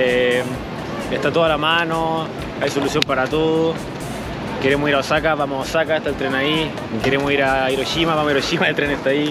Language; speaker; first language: Spanish; native; Spanish